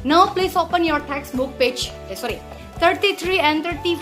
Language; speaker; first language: English; non-native, fluent; Indonesian